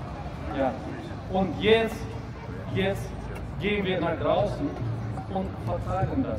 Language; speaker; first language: German; non-native, fluent; Russian